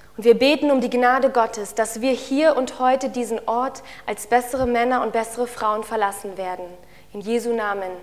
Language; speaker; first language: German; native; German